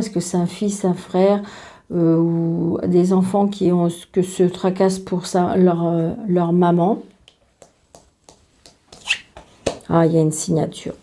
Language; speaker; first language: French; native; French